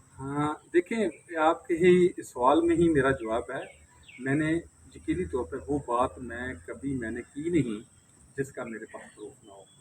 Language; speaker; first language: Urdu; non-native, local second language; Punjabi